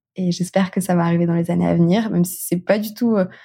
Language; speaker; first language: French; native; French